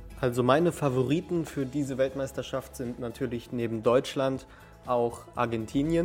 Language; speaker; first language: German; early bilingual, other home language; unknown